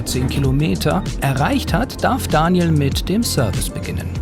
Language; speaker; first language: German; native; German